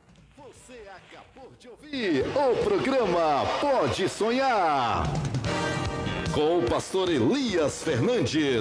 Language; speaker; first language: Portuguese; native; Portuguese